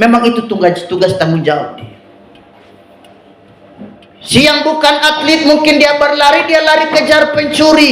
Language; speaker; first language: Indonesian; native; Indonesian